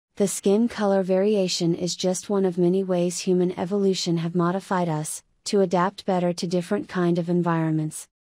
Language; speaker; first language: English; non-native, fluent; Finnish